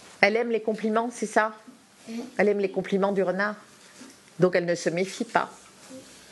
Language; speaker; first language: French; native; French